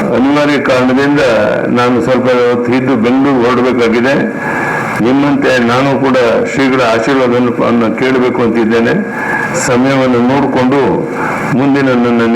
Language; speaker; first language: Kannada; native; Kannada